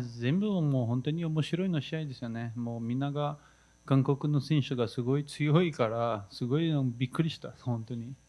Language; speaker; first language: Japanese; non-native, fluent; Portuguese